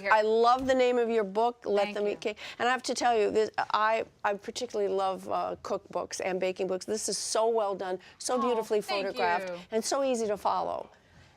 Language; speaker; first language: English; native; English